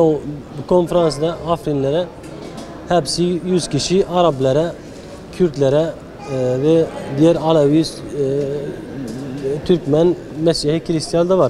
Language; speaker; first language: Turkish; non-native, learner; Kurdish